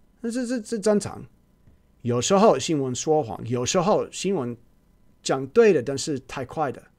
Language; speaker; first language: Chinese; non-native, learner; English